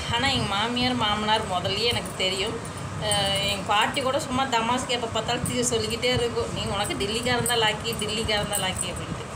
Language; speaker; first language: Tamil; non-native, local second language; Telugu